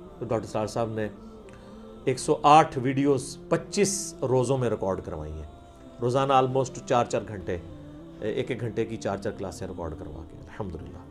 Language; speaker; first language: Urdu; non-native, local second language; Punjabi